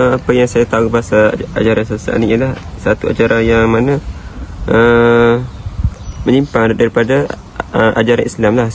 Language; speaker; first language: Malay; native; Malay